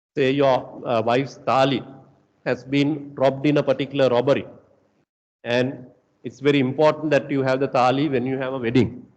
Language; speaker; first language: English; non-native, local second language; Sinhala